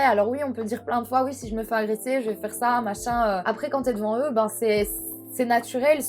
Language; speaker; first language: French; native; French